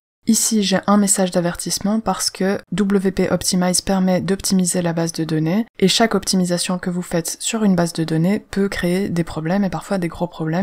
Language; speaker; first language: French; native; French